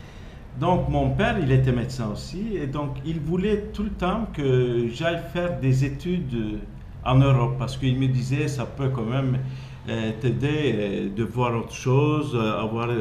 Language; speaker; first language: French; non-native, fluent; Turkish